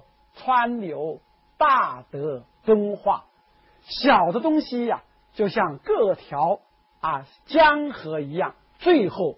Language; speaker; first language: Chinese; native; Chinese